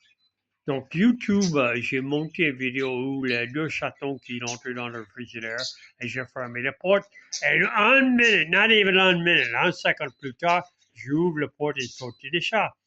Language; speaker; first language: French; non-native, fluent; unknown